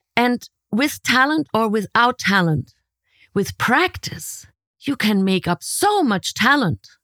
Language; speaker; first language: English; non-native, fluent; German